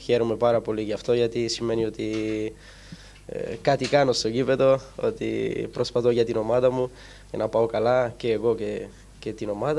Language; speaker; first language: Greek; non-native, fluent; Italian